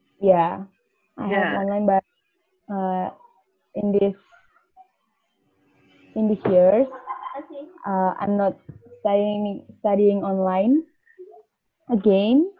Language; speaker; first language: English; non-native, learner; Indonesian